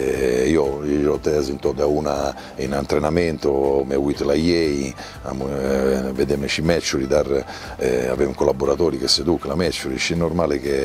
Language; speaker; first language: Romanian; non-native, learner; Italian